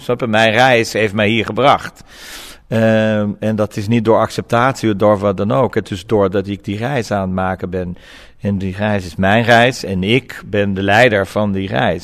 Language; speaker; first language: Dutch; non-native, fluent; Portuguese